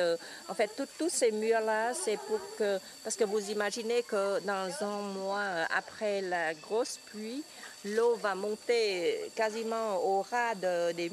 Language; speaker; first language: French; non-native, fluent; Vietnamese